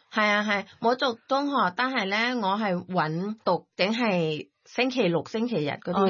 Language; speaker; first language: Cantonese; non-native, learner; Thai